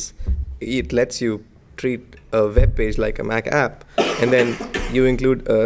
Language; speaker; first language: English; non-native, local second language; Hindi